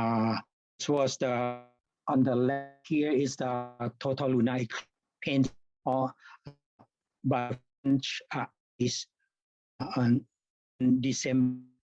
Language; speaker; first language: English; non-native, fluent; Thai